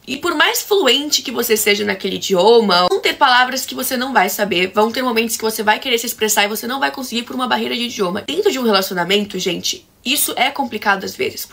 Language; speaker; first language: Portuguese; native; Portuguese